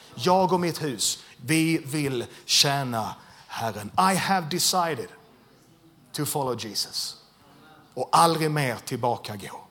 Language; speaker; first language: Swedish; native; Swedish